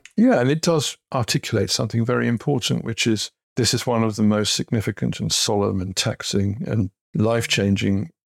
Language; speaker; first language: English; native; English